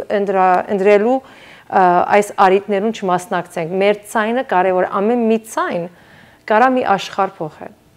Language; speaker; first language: Armenian; early bilingual, heritage; Armenian